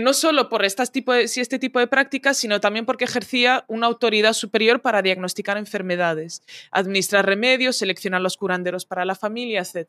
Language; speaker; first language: Spanish; early bilingual, other home language; Arabic